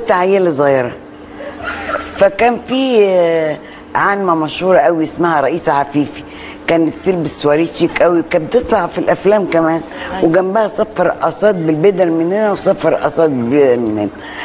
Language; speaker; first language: Arabic; native; Arabic